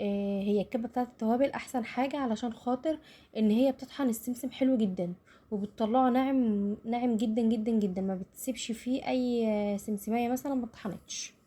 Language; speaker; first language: Arabic; native; Arabic